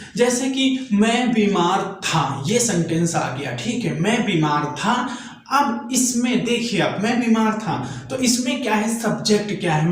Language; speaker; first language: Hindi; native; Hindi